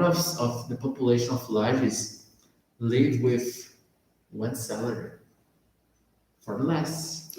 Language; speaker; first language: English; non-native, fluent; Portuguese